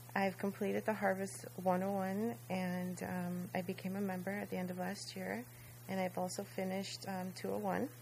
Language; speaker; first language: English; non-native, fluent; Spanish